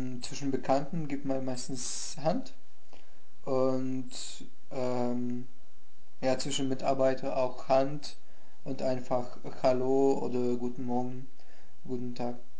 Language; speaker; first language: German; non-native, fluent; Polish